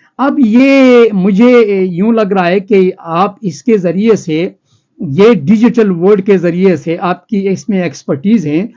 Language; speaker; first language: Urdu; non-native, local second language; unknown